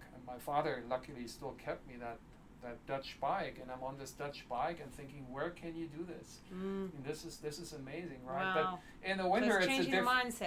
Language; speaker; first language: English; non-native, fluent; German